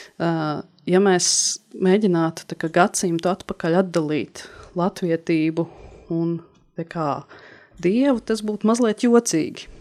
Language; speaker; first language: Latvian; native; Latvian